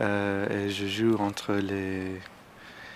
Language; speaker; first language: French; non-native, learner; English